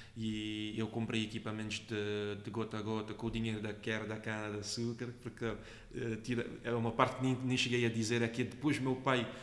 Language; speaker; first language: Portuguese; non-native, local second language; Kabuverdianu